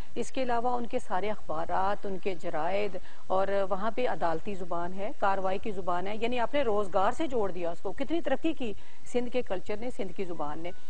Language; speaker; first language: Urdu; non-native, local second language; Punjabi